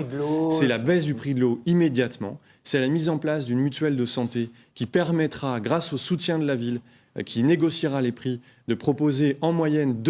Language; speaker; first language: French; native; French